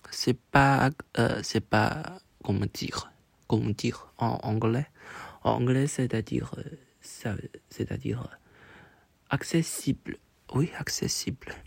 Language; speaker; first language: French; non-native, learner; Chinese